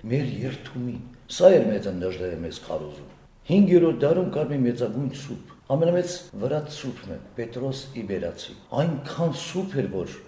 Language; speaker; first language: Armenian; early bilingual, heritage; Armenian